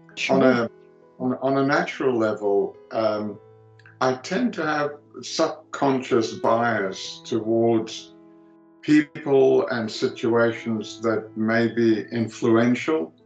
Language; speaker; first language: English; early bilingual, other home language; Greek